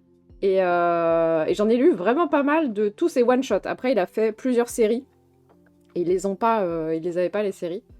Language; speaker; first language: French; native; French